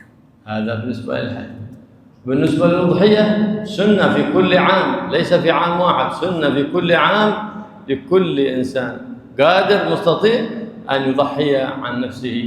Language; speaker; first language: Arabic; native; Arabic